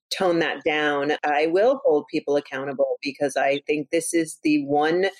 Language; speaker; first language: English; native; English